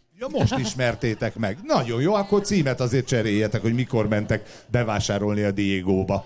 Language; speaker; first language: Hungarian; native; Hungarian